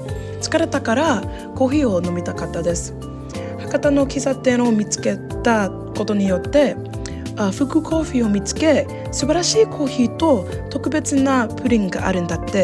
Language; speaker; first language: Japanese; non-native, learner; English